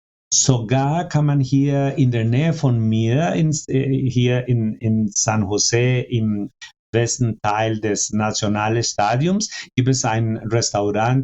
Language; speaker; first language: German; non-native, fluent; Spanish